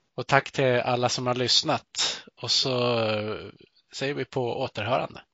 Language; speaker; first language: Swedish; native; Swedish